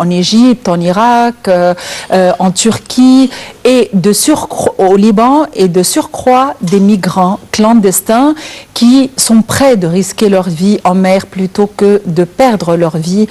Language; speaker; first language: French; non-native, fluent; Arabic